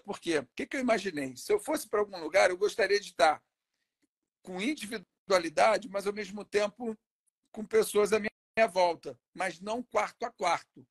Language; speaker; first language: Portuguese; native; Portuguese